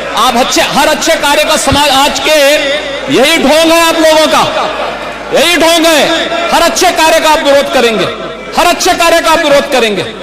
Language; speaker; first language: Hindi; native; Hindi